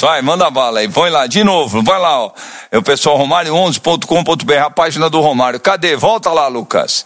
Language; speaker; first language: Portuguese; native; Portuguese